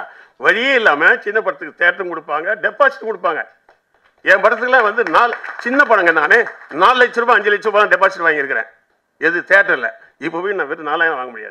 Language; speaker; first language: Tamil; native; Tamil